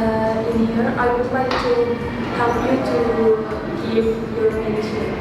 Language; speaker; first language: English; non-native, learner; Indonesian